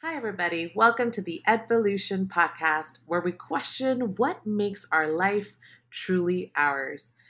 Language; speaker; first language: English; native; English